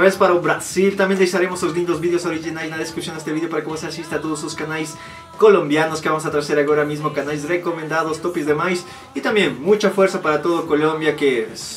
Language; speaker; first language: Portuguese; non-native, fluent; Spanish